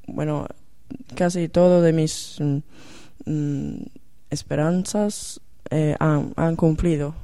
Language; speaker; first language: Spanish; non-native, learner; Swedish